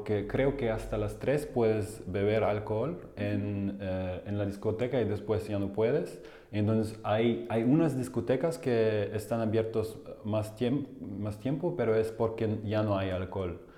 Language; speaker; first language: Spanish; non-native, fluent; German